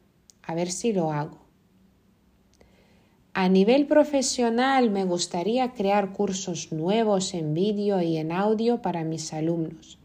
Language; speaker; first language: Spanish; non-native, fluent; Lithuanian